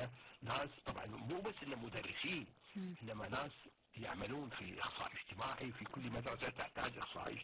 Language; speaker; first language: Arabic; native; Arabic